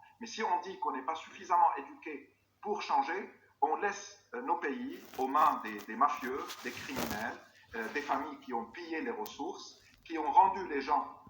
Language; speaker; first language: French; non-native, fluent; Arabic